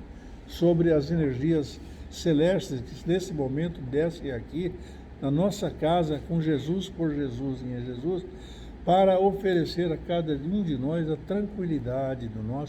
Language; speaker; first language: Portuguese; native; Portuguese